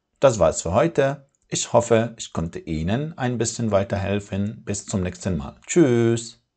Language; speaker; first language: German; non-native, fluent; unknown